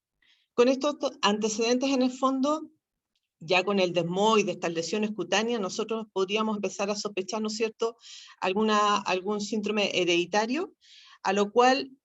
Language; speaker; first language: Spanish; native; Spanish